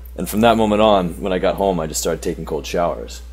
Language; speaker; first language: English; native; English